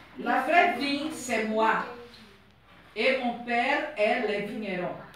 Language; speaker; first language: French; non-native, fluent; Portuguese